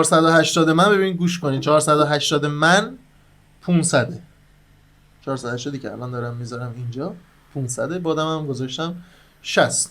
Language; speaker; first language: Persian; native; Persian